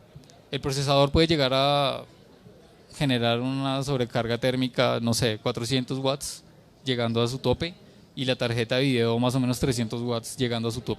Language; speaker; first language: Spanish; native; Spanish